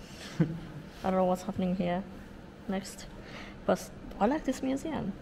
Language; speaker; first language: English; non-native, fluent; Japanese